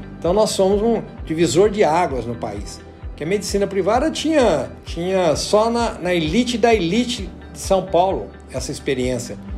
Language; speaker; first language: Portuguese; native; Portuguese